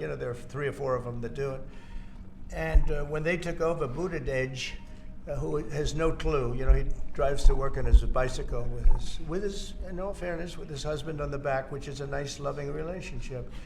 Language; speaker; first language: English; native; English